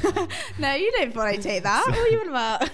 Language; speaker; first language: English; native; English